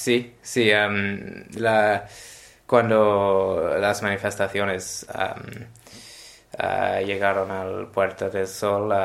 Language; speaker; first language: Spanish; non-native, learner; English